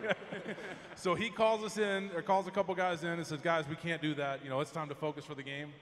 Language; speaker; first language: English; native; English